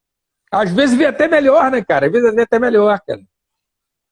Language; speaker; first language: Portuguese; native; Portuguese